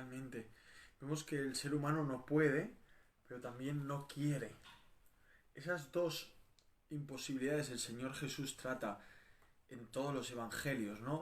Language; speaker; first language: Spanish; native; Spanish